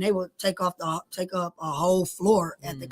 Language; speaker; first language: English; native; English